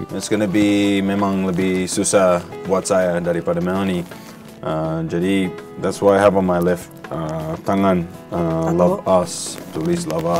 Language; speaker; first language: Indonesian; non-native, learner; English